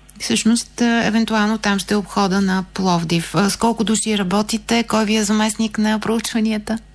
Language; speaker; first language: Bulgarian; native; Bulgarian